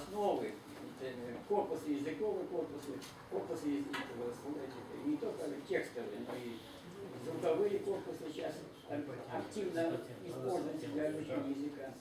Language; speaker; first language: Russian; native; Russian